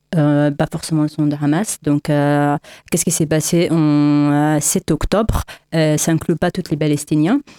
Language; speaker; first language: French; non-native, learner; Arabic